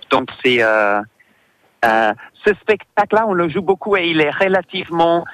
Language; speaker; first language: French; non-native, fluent; English